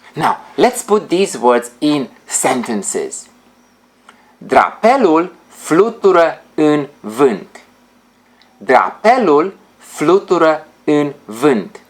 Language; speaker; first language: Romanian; native; Romanian